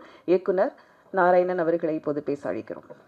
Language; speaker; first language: Tamil; native; Tamil